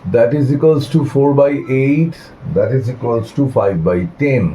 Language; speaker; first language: English; non-native, local second language; Bangla